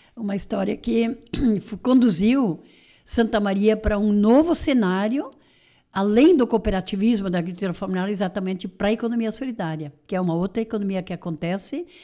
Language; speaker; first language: Portuguese; native; Portuguese